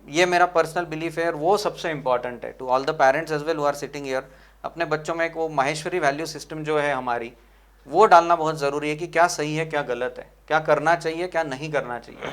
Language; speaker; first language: Hindi; non-native, local second language; Marwari